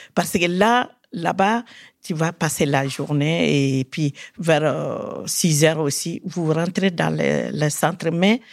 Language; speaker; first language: French; non-native, local second language; Bambara